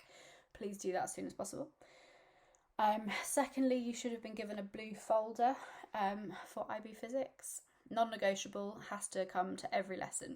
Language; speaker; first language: English; native; English